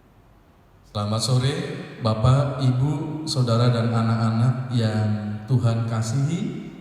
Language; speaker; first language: Indonesian; native; Indonesian